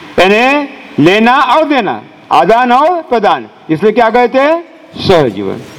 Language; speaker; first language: Hindi; non-native, local second language; Marathi